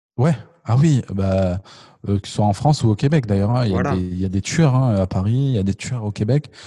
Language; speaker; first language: French; native; French